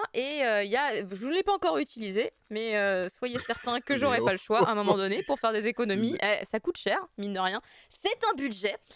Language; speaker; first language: French; native; French